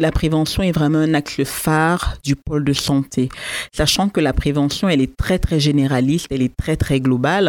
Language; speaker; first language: French; native; French